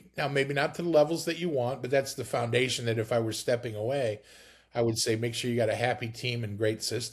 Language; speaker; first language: English; native; English